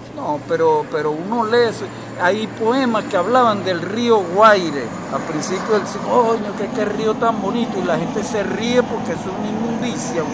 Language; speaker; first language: Spanish; native; Spanish